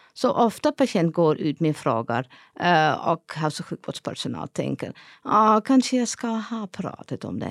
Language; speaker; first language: Swedish; non-native, fluent; Dutch